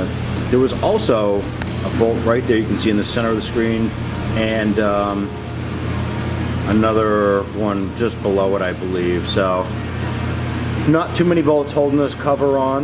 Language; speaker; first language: English; native; English